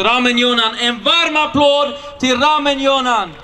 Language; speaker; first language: Swedish; early bilingual, other home language; Assyrian Neo-Aramaic